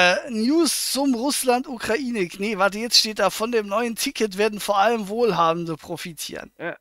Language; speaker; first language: German; native; German